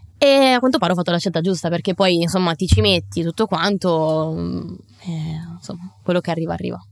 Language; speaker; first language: Italian; native; Italian